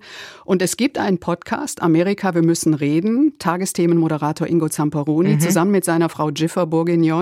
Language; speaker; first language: German; native; German